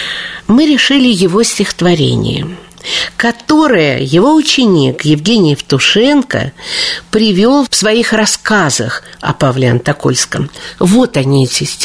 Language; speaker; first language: Russian; native; Russian